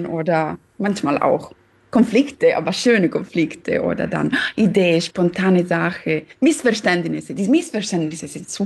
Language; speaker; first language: German; non-native, fluent; Italian